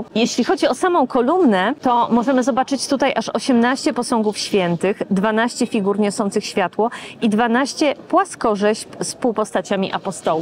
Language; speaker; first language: Polish; native; Polish